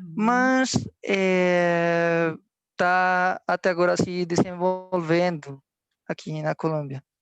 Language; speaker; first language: Portuguese; non-native, fluent; Spanish